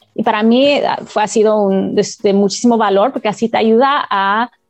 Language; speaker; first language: Spanish; non-native, fluent; English